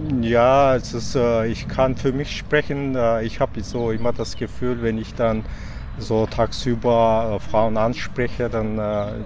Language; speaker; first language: German; non-native, fluent; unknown